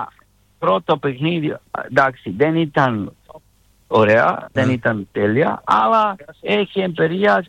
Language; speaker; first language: Greek; non-native, learner; Serbian